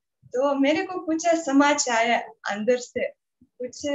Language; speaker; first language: Hindi; non-native, learner; Russian